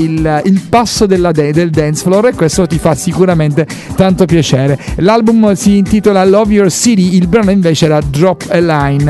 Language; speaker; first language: Italian; native; Italian